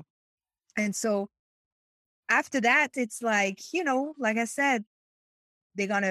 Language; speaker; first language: English; non-native, fluent; French